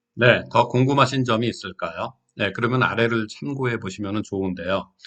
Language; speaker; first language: Korean; native; Korean